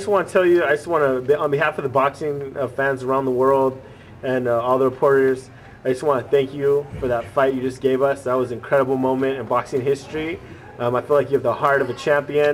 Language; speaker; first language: English; native; English